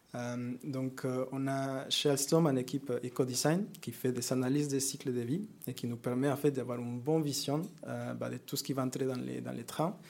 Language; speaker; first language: French; non-native, fluent; Spanish